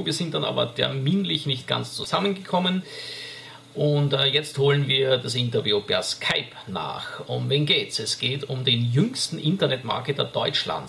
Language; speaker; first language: German; native; German